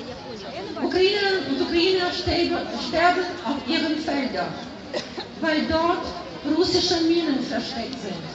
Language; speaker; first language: German; non-native, fluent; Ukrainian